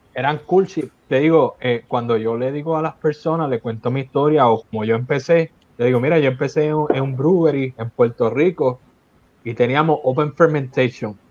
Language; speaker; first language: Spanish; native; Spanish